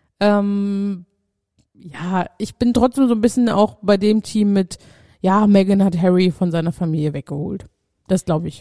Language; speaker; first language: German; native; German